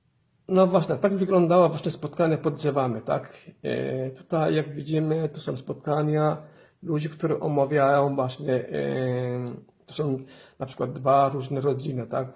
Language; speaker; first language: Polish; non-native, fluent; Somali